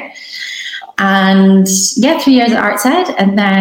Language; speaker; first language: English; native; English